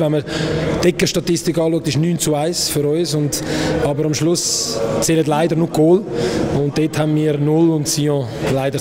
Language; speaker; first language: German; native; German